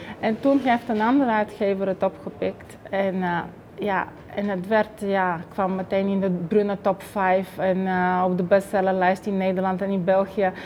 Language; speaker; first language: Dutch; non-native, fluent; Bulgarian